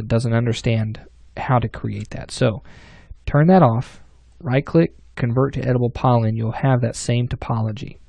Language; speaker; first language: English; native; English